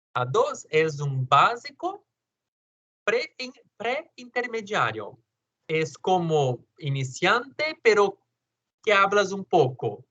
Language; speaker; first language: Spanish; non-native, learner; Portuguese